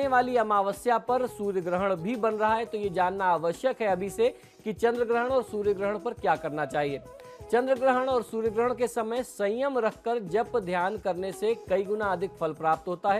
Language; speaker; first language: Hindi; native; Hindi